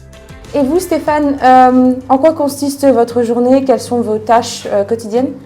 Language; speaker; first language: French; native; French